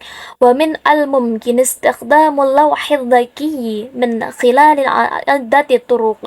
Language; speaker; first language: Arabic; non-native, learner; Indonesian